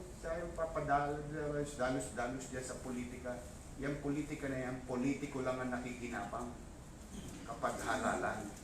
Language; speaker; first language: Filipino; native; Filipino